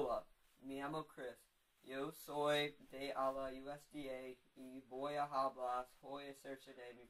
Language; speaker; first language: Spanish; non-native, learner; English